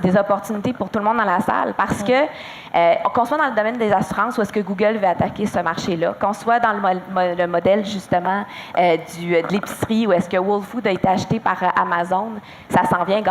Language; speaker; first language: French; native; French